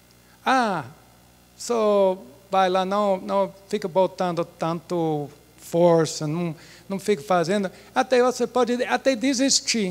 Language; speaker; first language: Portuguese; non-native, fluent; English